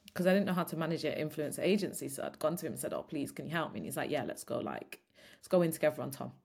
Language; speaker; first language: English; native; English